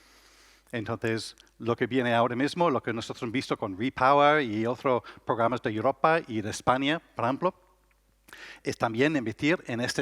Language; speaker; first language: Spanish; non-native, learner; English